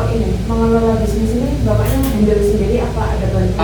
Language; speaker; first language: Indonesian; native; Indonesian